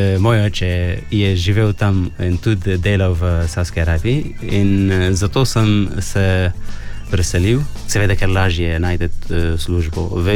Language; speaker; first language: Slovenian; non-native, fluent; Arabic